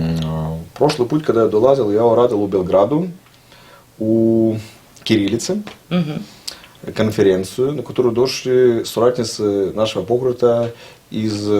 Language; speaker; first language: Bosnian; non-native, learner; Russian